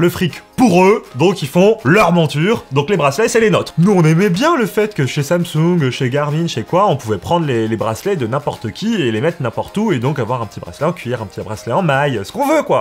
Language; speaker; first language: French; native; French